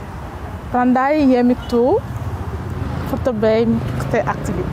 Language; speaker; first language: Albanian; non-native, learner; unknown